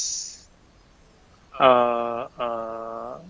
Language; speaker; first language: English; non-native, learner; Chinese